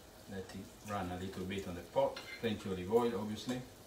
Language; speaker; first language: English; non-native, fluent; Italian